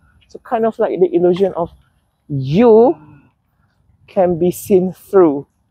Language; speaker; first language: English; non-native, local second language; Malay